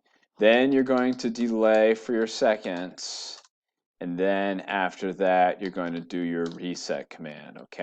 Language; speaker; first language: English; native; English